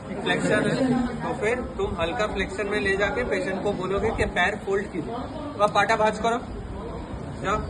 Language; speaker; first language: Hindi; non-native, local second language; Bangla